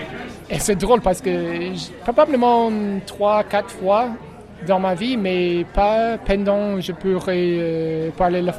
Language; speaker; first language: French; non-native, learner; English